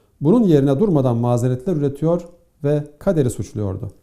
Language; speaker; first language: Turkish; native; Turkish